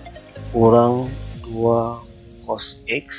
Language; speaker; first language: Indonesian; native; Indonesian